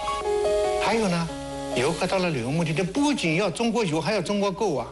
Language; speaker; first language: Chinese; native; Chinese